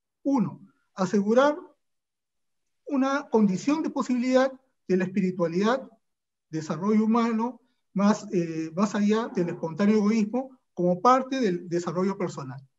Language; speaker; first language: Spanish; native; Spanish